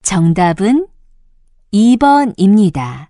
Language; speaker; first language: Korean; native; Korean